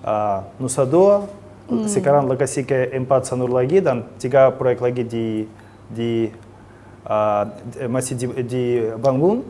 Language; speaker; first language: Indonesian; non-native, learner; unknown